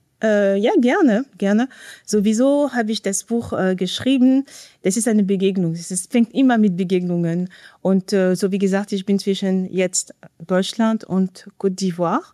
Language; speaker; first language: German; non-native, fluent; French